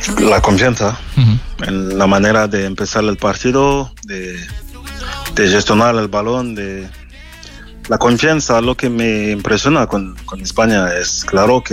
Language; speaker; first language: Spanish; non-native, fluent; French